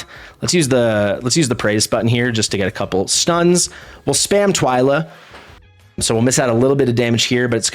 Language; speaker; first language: English; native; English